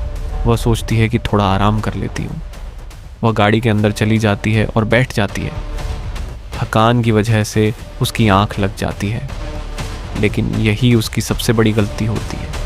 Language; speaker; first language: Hindi; native; Hindi